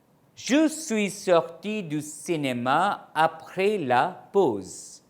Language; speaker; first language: French; non-native, fluent; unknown